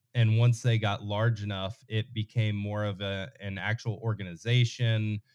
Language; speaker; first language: English; native; English